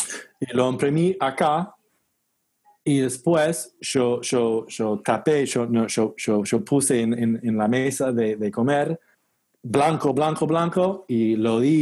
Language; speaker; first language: Spanish; non-native, learner; English